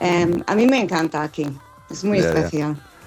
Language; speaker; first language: Spanish; non-native, fluent; English